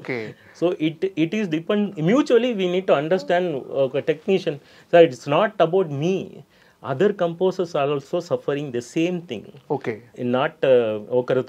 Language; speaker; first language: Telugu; non-native, local second language; Tamil